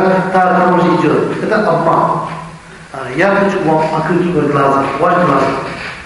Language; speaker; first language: Russian; non-native, learner; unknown